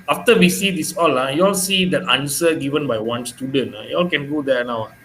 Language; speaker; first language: English; non-native, local second language; Malay